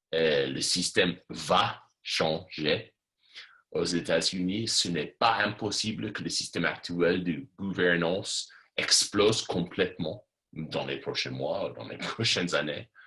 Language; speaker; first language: French; non-native, fluent; English